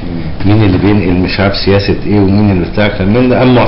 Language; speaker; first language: Arabic; native; Arabic